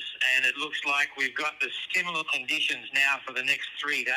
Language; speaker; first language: English; native; English